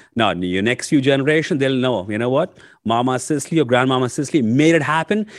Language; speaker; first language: English; non-native, local second language; Hindi